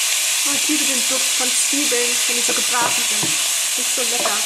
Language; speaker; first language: German; native; German